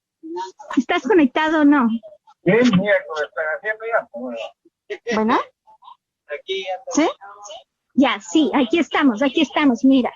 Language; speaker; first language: Spanish; native; Spanish